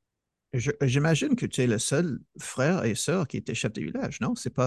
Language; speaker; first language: French; non-native, fluent; English